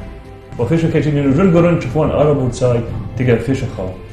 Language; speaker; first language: Chinese; non-native, learner; Arabic